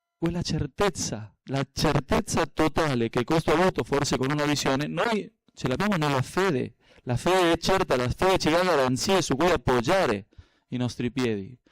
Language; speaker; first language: Italian; non-native, fluent; Spanish